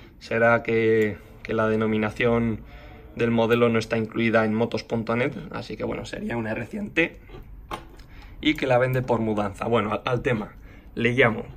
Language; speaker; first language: Spanish; native; Spanish